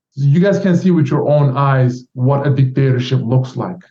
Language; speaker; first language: English; non-native, fluent; Turkish